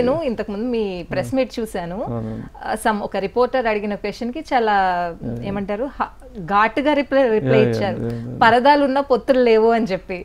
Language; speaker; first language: Telugu; native; Telugu